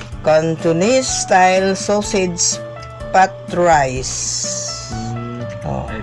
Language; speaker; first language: English; non-native, local second language; Hiligaynon